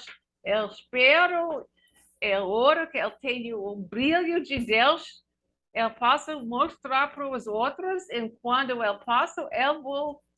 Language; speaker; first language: Portuguese; non-native, learner; English